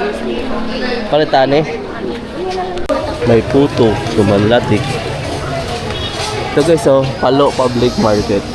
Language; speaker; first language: Filipino; non-native, local second language; Waray